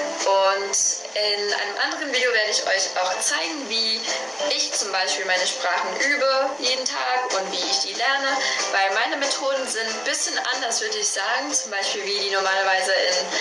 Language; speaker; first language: German; non-native, fluent; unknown